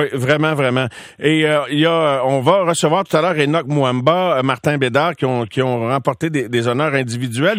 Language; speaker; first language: French; native; French